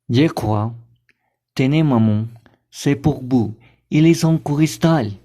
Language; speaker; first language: French; non-native, learner; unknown